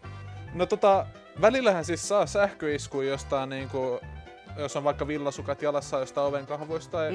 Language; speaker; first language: Finnish; native; Finnish